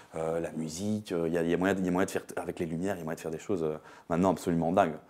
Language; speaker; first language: French; native; French